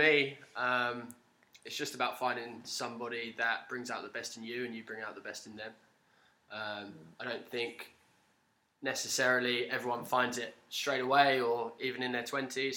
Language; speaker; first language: English; native; English